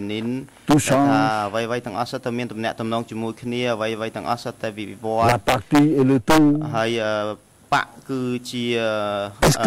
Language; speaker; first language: French; non-native, local second language; Khmer